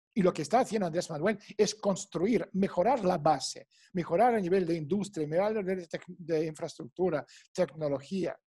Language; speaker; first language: Spanish; non-native, fluent; Russian